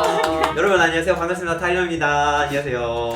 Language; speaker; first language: Korean; non-native, fluent; English